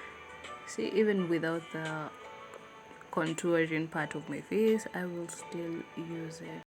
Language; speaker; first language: English; non-native, local second language; Swahili